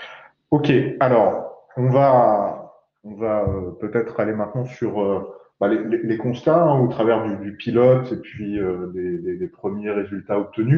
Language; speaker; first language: French; native; French